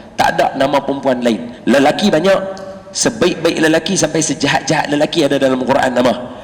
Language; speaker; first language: Malay; native; Malay